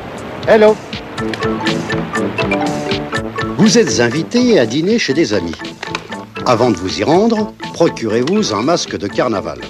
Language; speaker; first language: French; native; French